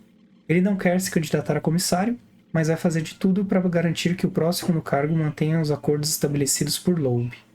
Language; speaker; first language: Portuguese; native; Portuguese